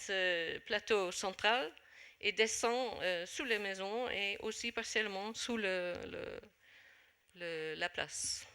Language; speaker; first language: French; non-native, fluent; Dutch